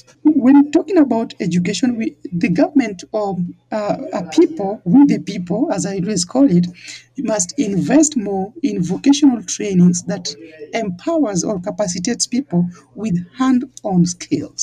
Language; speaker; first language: English; non-native, local second language; Luo (Kenya and Tanzania)